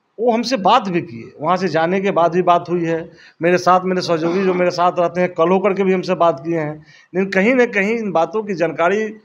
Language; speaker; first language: Hindi; native; Hindi